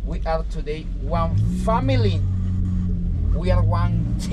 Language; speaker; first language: English; non-native, learner; Spanish